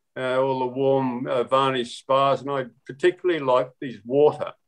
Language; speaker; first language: English; native; English